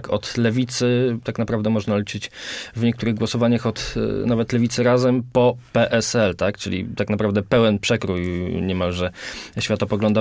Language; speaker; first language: Polish; native; Polish